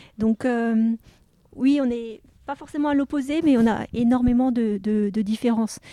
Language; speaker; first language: French; native; French